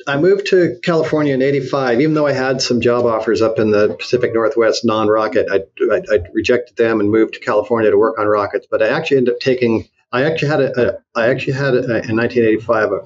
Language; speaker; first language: English; native; English